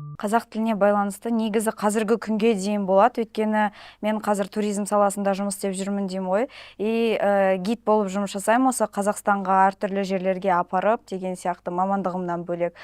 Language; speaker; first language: Kazakh; non-native, local second language; Russian